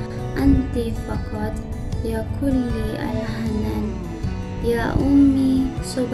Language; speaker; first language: Arabic; non-native, learner; Malay